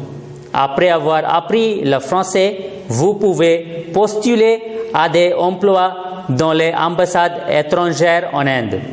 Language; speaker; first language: French; non-native, fluent; Hindi